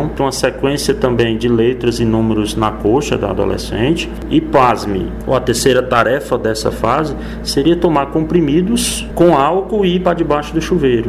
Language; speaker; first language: Portuguese; native; Portuguese